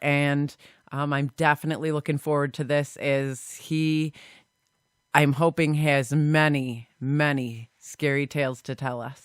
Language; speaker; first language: English; native; English